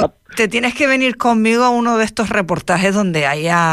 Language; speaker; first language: Spanish; native; Spanish